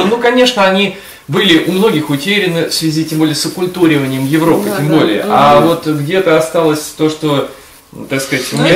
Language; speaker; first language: Russian; native; Russian